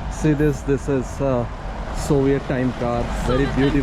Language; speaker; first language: English; non-native, fluent; Hindi